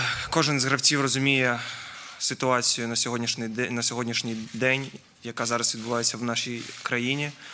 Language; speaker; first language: Ukrainian; native; Ukrainian